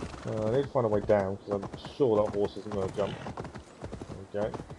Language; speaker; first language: English; native; English